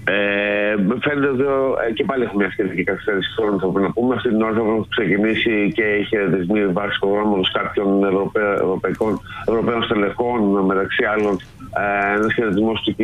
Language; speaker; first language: Greek; native; Greek